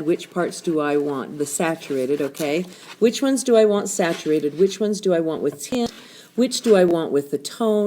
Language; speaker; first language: English; native; English